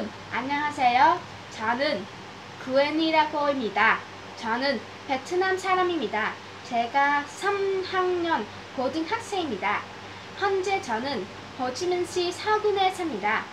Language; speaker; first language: Korean; non-native, learner; Vietnamese